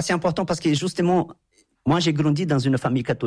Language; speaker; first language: French; non-native, fluent; Portuguese